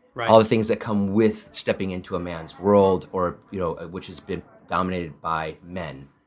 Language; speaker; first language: English; early bilingual, other home language; Italian